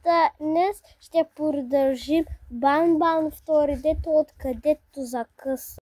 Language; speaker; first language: Bulgarian; non-native, local second language; Turkish